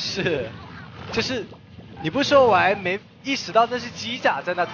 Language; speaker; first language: Chinese; native; Chinese